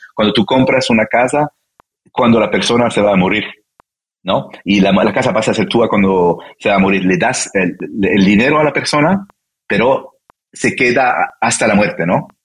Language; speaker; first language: Spanish; non-native, fluent; French